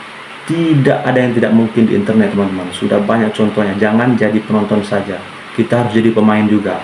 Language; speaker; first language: Indonesian; native; Indonesian